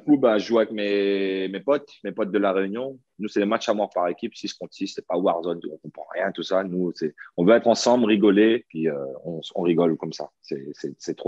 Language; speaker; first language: French; native; French